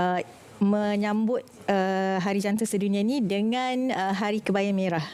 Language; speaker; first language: Malay; native; Malay